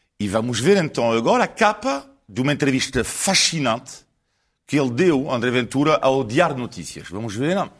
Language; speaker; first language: Portuguese; non-native, fluent; French